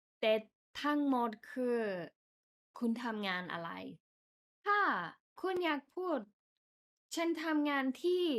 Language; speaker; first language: Thai; non-native, fluent; English